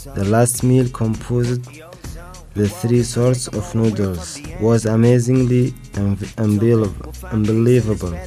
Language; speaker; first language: English; non-native, fluent; Arabic